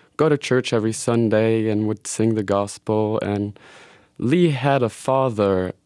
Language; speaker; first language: English; non-native, fluent; French